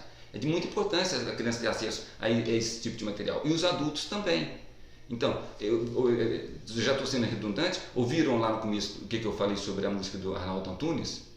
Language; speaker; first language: Portuguese; native; Portuguese